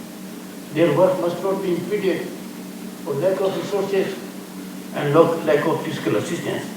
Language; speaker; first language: English; non-native, local second language; Hindi